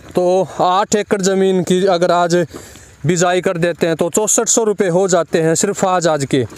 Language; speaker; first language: Hindi; native; Hindi